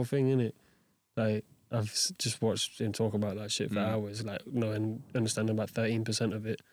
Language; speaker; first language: English; native; English